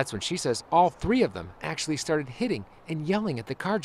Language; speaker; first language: English; native; English